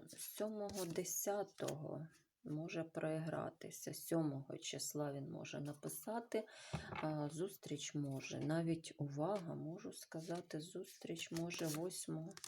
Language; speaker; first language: Ukrainian; non-native, local second language; Russian